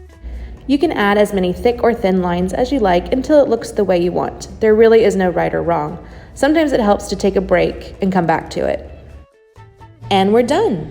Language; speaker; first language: English; native; English